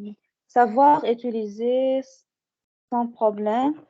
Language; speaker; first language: French; non-native, learner; Arabic